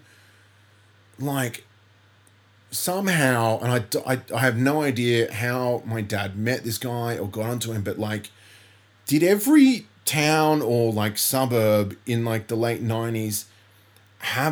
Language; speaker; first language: English; native; English